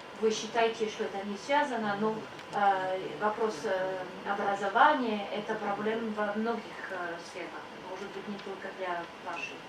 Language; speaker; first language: Russian; non-native, fluent; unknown